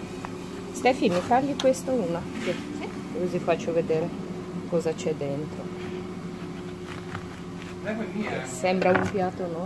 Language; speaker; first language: Italian; non-native, learner; Russian